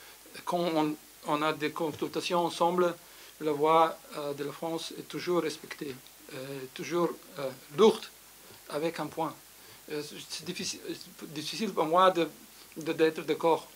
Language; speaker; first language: French; non-native, fluent; Slovenian